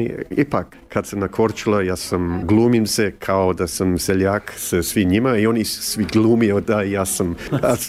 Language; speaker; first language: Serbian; early bilingual, heritage; Croatian